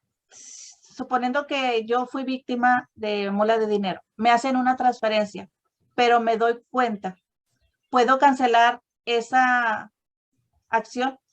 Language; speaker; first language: Spanish; native; Spanish